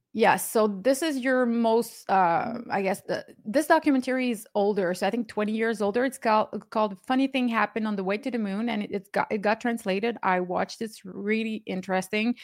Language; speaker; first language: English; non-native, fluent; French